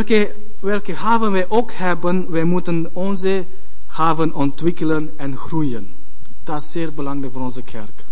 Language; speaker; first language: Dutch; non-native, learner; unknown